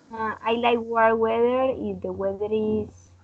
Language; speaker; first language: English; non-native, learner; Spanish